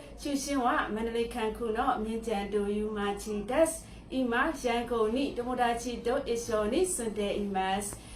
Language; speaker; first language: Japanese; non-native, learner; Burmese